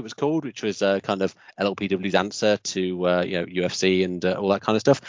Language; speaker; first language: English; native; English